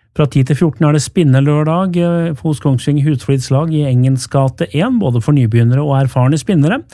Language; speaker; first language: Norwegian; native; Norwegian